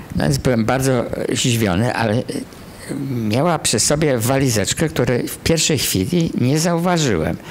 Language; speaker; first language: Polish; native; Polish